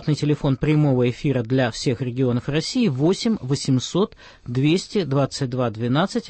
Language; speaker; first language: Russian; native; Russian